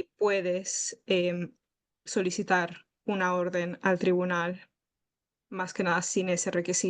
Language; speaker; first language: Spanish; native; Spanish